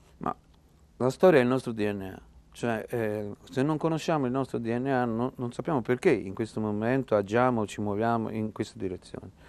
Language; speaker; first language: Italian; native; Italian